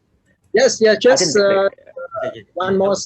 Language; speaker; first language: English; non-native, learner; Vietnamese